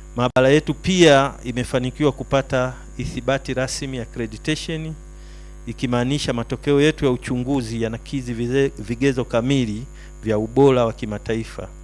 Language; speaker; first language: Swahili; native; Swahili